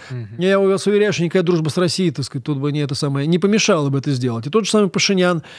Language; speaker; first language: Russian; native; Russian